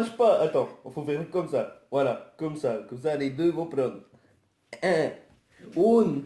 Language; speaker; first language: French; native; French